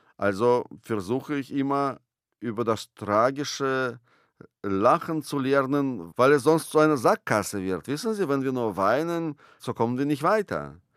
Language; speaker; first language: German; non-native, fluent; Russian